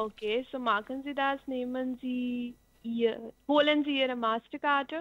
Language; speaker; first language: German; non-native, learner; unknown